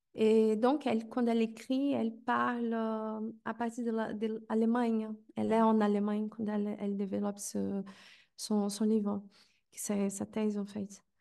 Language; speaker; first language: French; non-native, fluent; Portuguese